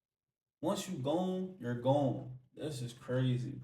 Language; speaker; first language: English; native; English